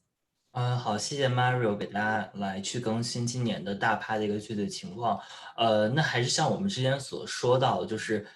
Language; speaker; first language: Chinese; native; Chinese